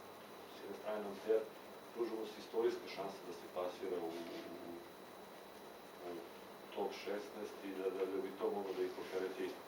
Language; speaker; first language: Serbian; native; Serbian